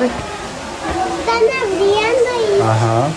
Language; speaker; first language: Spanish; early bilingual, other home language; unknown